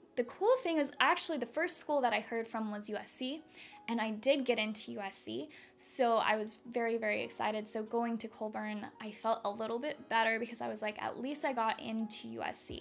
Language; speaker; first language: English; native; English